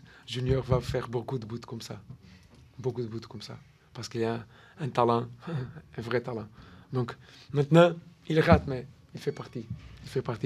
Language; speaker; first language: French; non-native, learner; Portuguese